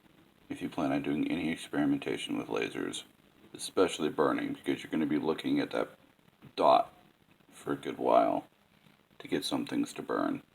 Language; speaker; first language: English; native; English